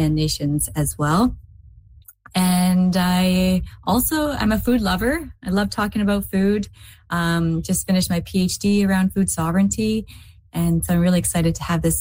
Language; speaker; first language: English; native; English